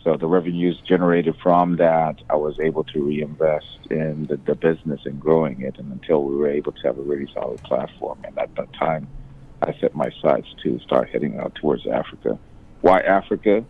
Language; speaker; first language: English; native; English